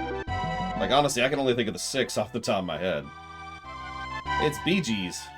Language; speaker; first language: English; native; English